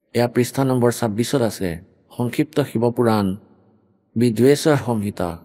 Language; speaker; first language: Assamese; native; Assamese